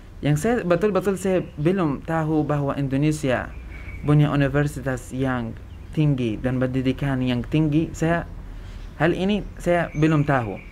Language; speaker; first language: Indonesian; non-native, fluent; Arabic